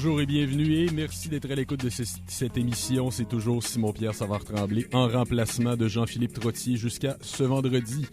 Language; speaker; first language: French; native; French